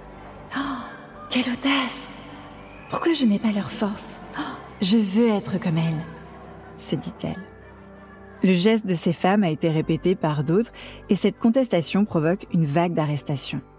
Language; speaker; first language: French; native; French